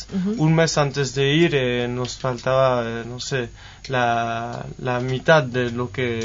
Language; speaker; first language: Spanish; non-native, fluent; French